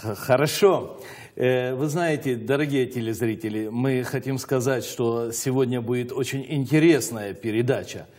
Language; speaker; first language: Russian; native; Russian